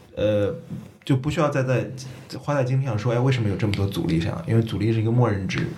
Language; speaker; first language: Chinese; native; Chinese